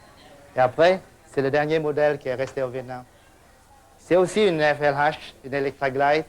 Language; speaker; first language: French; non-native, fluent; Vietnamese